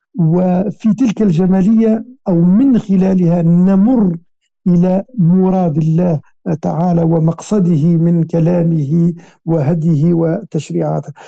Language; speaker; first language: Arabic; native; Arabic